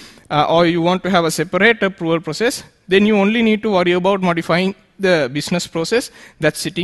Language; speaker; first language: English; non-native, local second language; Sinhala